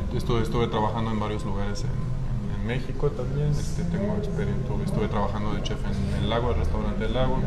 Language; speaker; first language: Spanish; non-native, fluent; French